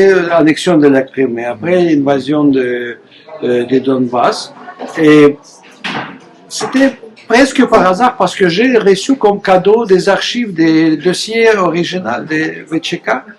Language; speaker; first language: French; non-native, fluent; Russian